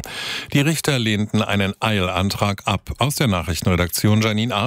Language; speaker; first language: German; native; German